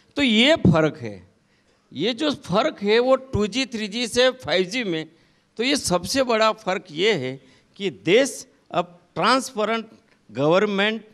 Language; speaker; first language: Hindi; non-native, local second language; Gujarati